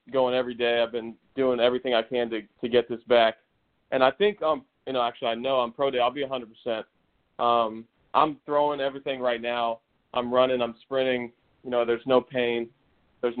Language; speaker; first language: English; native; English